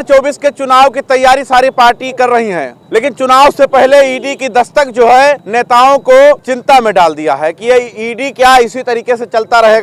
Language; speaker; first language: Hindi; native; Hindi